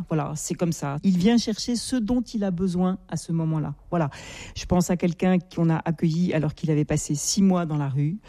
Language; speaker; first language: French; native; French